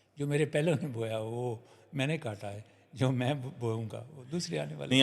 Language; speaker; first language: Urdu; non-native, local second language; Punjabi